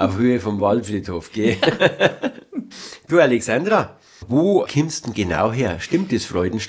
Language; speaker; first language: German; native; German